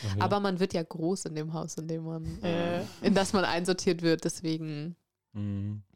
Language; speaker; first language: German; native; German